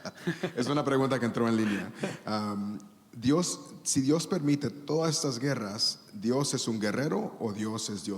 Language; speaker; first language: Spanish; early bilingual, heritage; Spanish